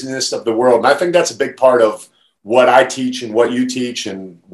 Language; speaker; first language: English; native; English